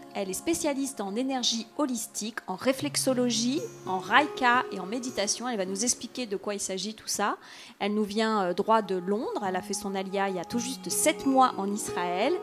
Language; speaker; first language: French; native; French